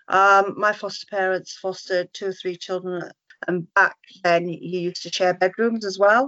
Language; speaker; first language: English; native; English